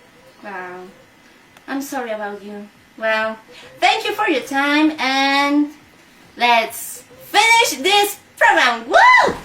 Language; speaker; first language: English; non-native, learner; Spanish